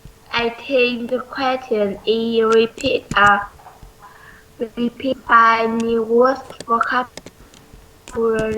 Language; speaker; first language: English; non-native, learner; Vietnamese